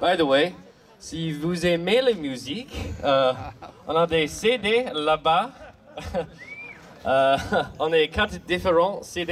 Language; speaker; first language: French; non-native, learner; English